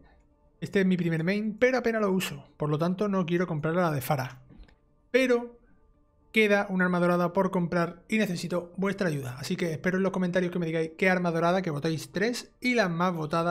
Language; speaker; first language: Spanish; native; Spanish